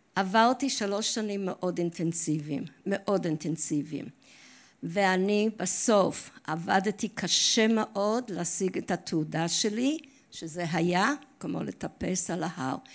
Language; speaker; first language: Hebrew; non-native, fluent; English